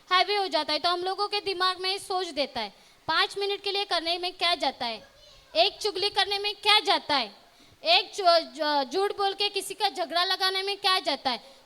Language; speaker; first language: Hindi; non-native, local second language; Marathi